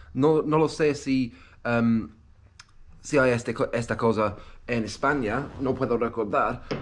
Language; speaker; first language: Spanish; non-native, learner; English